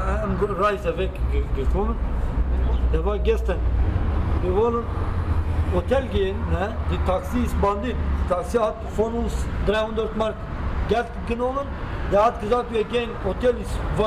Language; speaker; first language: German; non-native, learner; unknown